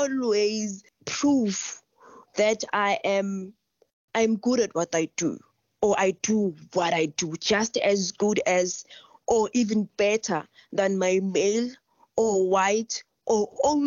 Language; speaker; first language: English; non-native, local second language; Northern Sotho